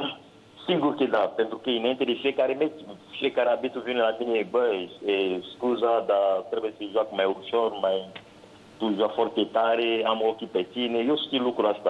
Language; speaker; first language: Romanian; non-native, learner; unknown